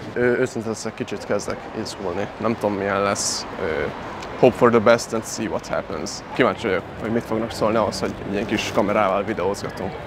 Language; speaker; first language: Hungarian; early bilingual, other home language; Chinese